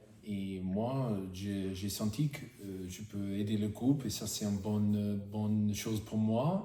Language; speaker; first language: French; non-native, fluent; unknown